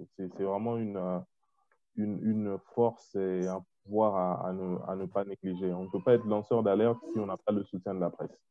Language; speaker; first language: French; non-native, local second language; Lingala